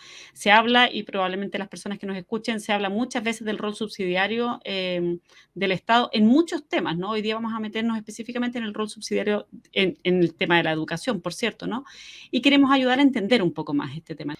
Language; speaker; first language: Spanish; native; Spanish